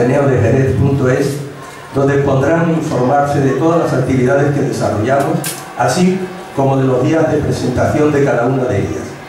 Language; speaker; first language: Spanish; native; Spanish